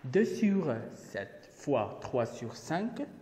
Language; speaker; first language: French; non-native, local second language; Arabic